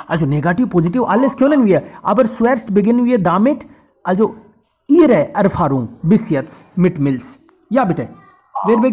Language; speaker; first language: German; non-native, fluent; Hindi